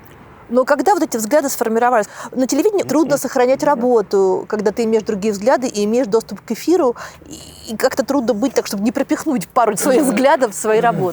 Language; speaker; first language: Russian; native; Russian